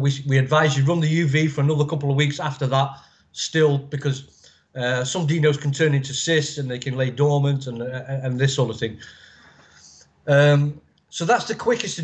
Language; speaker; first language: English; native; English